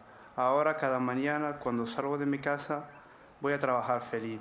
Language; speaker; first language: Spanish; non-native, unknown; Arabic